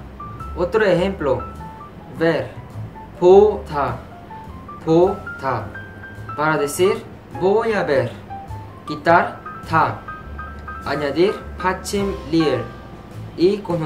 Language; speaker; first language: Spanish; non-native, fluent; Korean